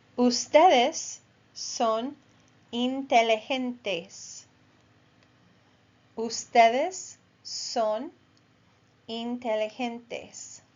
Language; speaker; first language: Spanish; non-native, fluent; English